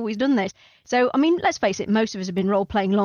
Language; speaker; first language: English; native; English